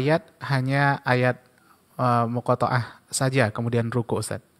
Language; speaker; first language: Indonesian; native; Indonesian